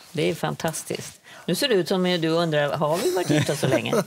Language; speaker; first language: Swedish; native; Swedish